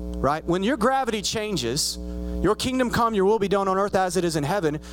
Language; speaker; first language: English; native; English